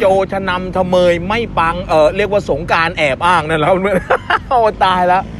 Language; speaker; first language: Thai; native; Thai